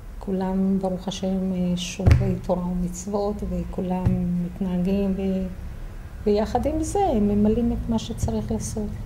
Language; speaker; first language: Hebrew; early bilingual, other home language; Yiddish